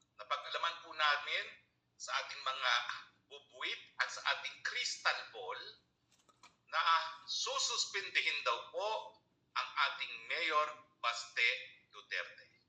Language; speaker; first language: Filipino; native; Filipino